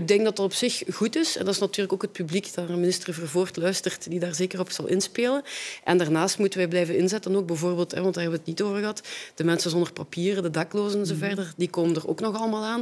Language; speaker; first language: Dutch; native; Dutch